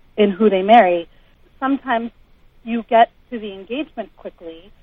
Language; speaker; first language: English; native; English